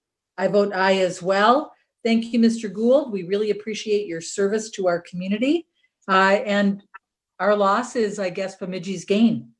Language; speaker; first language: English; native; English